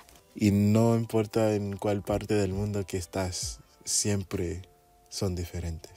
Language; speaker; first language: Spanish; non-native, fluent; English